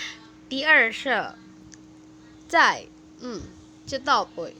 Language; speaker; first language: Chinese; non-native, fluent; Indonesian